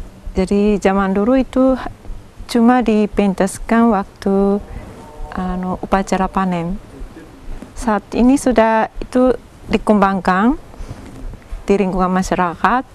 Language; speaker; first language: Indonesian; non-native, fluent; Japanese